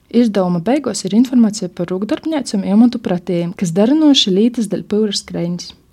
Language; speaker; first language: Latvian; native; Latvian